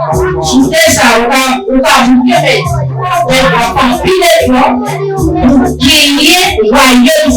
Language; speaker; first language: French; non-native, learner; Haitian Creole